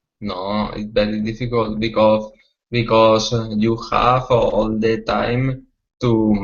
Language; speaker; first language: English; non-native, learner; Spanish